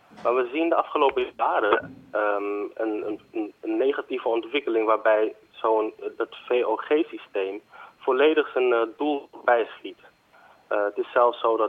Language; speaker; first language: Dutch; native; Dutch